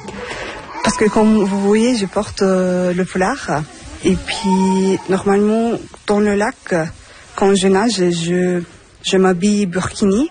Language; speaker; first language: French; non-native, fluent; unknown